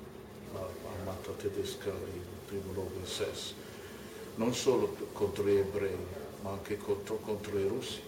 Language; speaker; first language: Italian; non-native, fluent; German